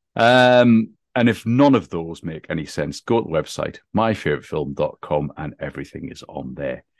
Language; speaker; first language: English; native; English